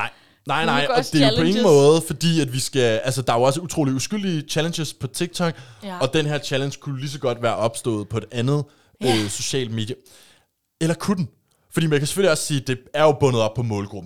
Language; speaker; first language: Danish; native; Danish